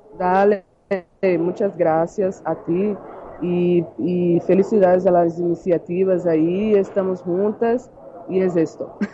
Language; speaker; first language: Spanish; non-native, learner; Portuguese